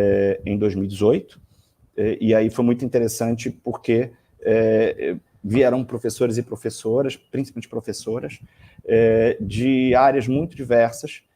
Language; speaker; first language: Portuguese; native; Portuguese